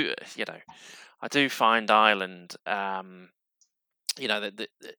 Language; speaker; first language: English; native; English